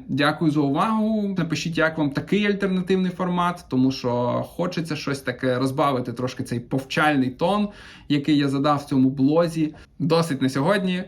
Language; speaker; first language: Ukrainian; non-native, local second language; Russian